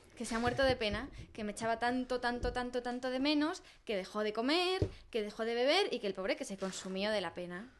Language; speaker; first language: Spanish; native; Spanish